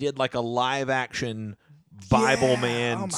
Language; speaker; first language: English; native; English